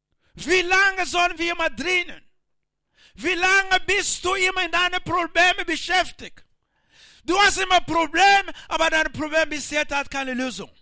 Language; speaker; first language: German; non-native, learner; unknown